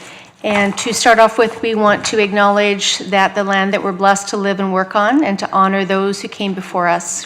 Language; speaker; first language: English; native; English